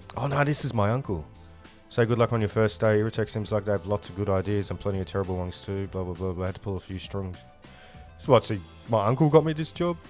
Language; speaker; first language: English; native; English